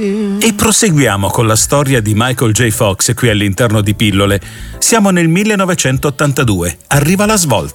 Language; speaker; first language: Italian; native; Italian